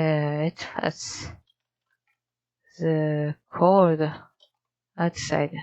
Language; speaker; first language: English; non-native, learner; Japanese